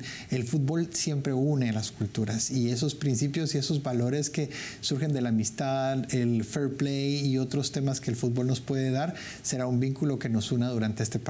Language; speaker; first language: Spanish; native; Spanish